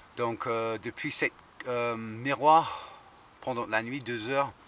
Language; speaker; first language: French; non-native, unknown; English